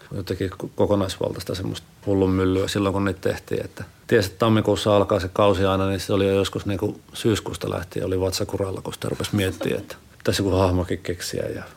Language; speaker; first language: Finnish; native; Finnish